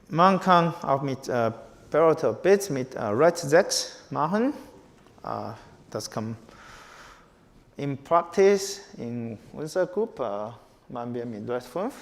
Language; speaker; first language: German; non-native, learner; Chinese